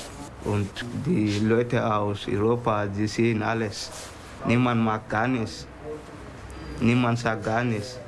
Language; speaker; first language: German; non-native, learner; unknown